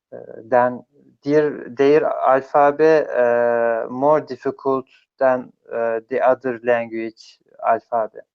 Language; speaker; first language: English; non-native, learner; Turkish